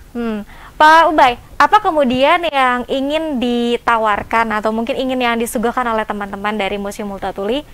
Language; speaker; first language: Indonesian; native; Indonesian